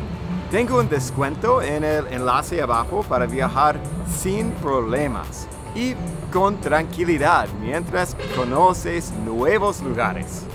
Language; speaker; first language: Spanish; non-native, fluent; English